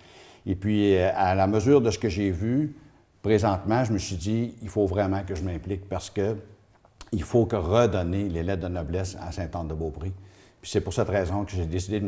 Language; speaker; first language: French; native; French